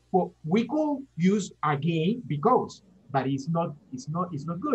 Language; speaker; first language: English; non-native, fluent; Spanish